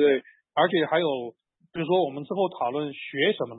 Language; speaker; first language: Chinese; native; Chinese